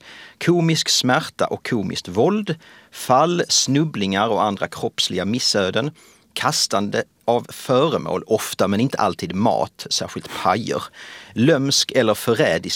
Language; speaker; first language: Swedish; native; Swedish